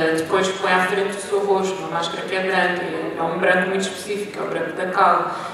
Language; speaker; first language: Portuguese; native; Portuguese